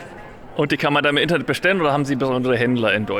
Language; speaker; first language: German; native; German